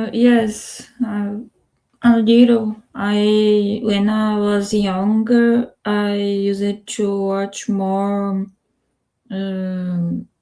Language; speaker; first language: English; non-native, learner; Spanish